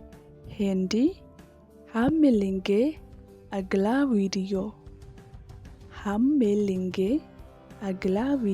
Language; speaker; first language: Hindi; non-native, local second language; Khasi